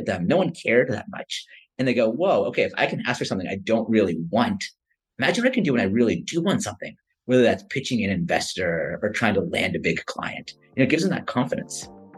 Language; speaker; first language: English; native; English